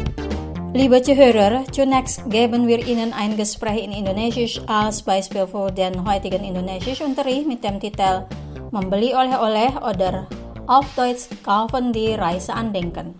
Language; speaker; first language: German; non-native, fluent; Indonesian